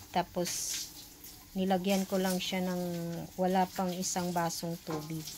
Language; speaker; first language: Filipino; non-native, local second language; Cebuano